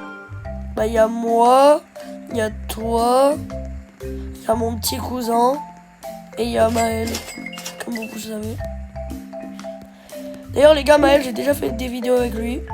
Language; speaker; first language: French; native; French